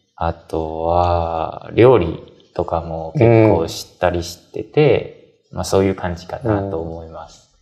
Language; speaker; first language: Japanese; non-native, fluent; Chinese